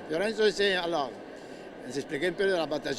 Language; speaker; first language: French; non-native, learner; Italian